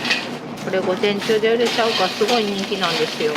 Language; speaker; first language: Japanese; native; Japanese